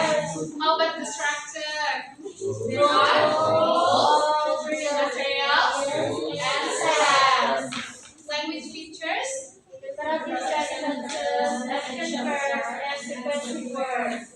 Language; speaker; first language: English; non-native, learner; Indonesian